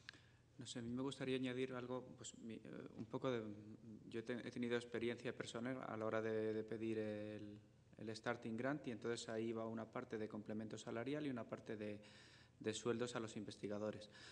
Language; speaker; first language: Spanish; native; Spanish